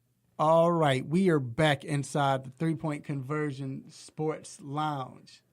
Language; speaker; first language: English; native; English